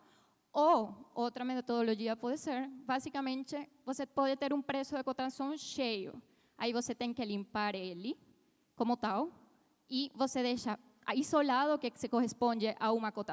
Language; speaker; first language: Portuguese; non-native, fluent; Spanish